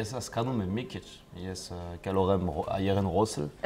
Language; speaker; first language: Armenian; non-native, learner; French